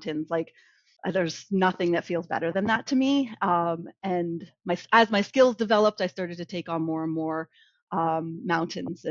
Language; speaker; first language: English; native; English